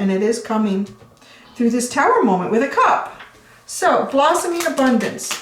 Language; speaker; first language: English; native; English